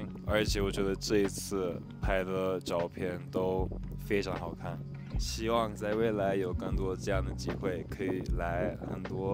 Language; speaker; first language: Chinese; non-native, fluent; English